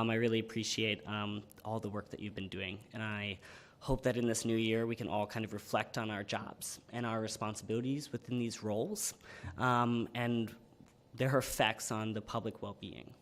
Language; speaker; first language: English; native; English